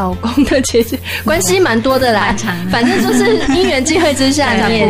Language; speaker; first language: Chinese; native; Chinese